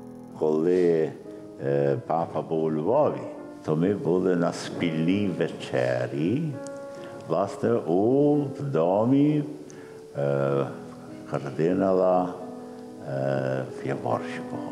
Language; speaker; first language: Ukrainian; early bilingual, heritage; Ukrainian